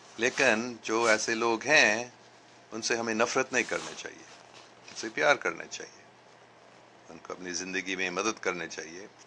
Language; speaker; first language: Urdu; early bilingual, other home language; English